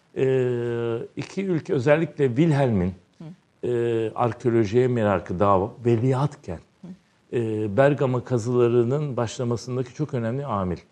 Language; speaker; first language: Turkish; native; Turkish